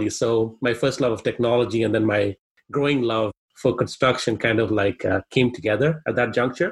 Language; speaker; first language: English; non-native, local second language; Swahili